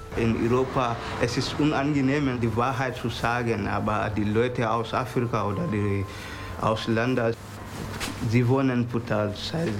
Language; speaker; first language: German; non-native, learner; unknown